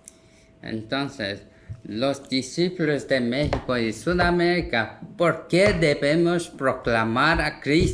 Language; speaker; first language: Spanish; non-native, learner; Korean